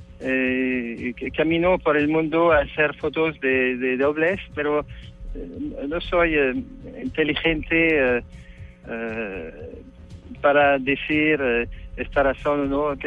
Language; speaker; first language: Spanish; non-native, learner; French